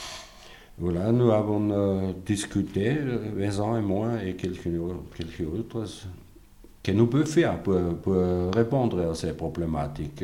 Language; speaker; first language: French; non-native, fluent; German